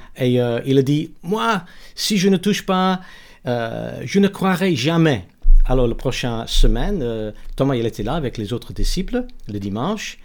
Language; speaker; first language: French; non-native, learner; English